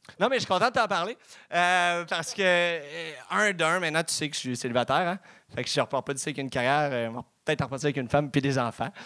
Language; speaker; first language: French; native; French